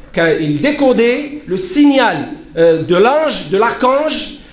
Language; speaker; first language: French; non-native, local second language; Arabic